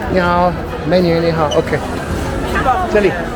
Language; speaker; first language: Chinese; non-native, learner; English